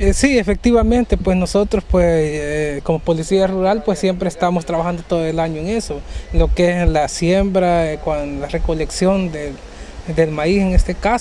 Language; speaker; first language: Spanish; native; Spanish